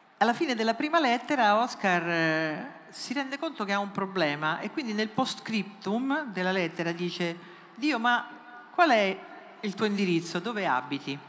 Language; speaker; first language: Italian; non-native, fluent; French